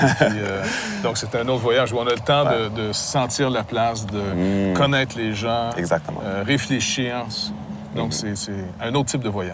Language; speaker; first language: French; native; French